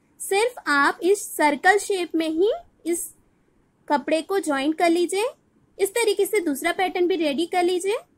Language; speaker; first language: Hindi; non-native, local second language; Bangla